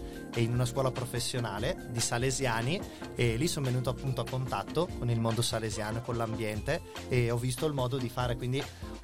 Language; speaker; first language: Italian; native; Italian